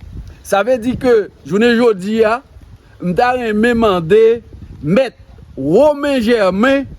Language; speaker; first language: French; non-native, local second language; Haitian Creole